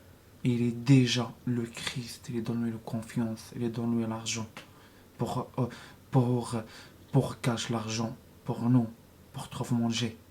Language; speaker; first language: French; non-native, learner; Arabic